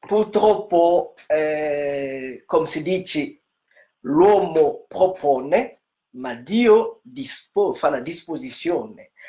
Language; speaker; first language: Italian; non-native, learner; French